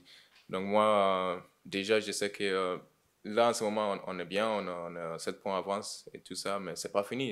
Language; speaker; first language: French; non-native, learner; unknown